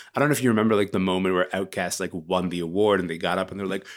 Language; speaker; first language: English; early bilingual, other home language; Arabic